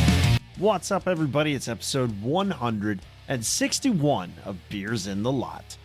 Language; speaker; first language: English; native; English